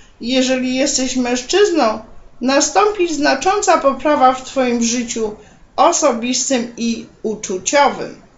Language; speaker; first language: Polish; native; Polish